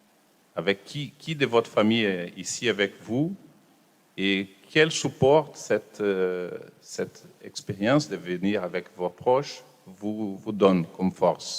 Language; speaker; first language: French; non-native, fluent; Portuguese